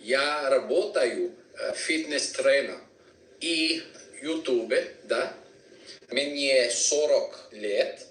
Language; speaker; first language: Russian; non-native, learner; English